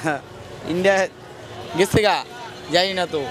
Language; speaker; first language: Hindi; non-native, learner; Bangla